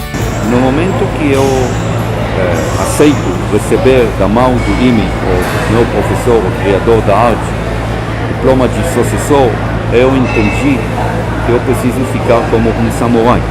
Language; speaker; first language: Portuguese; non-native, fluent; Hebrew